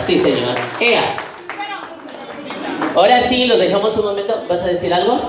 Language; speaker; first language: Spanish; native; Spanish